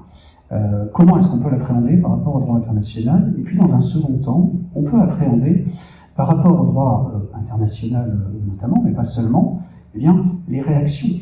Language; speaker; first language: French; native; French